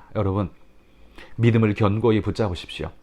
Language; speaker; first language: Korean; native; Korean